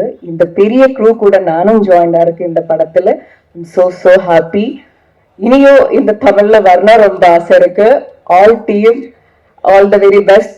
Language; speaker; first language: Tamil; non-native, learner; Malayalam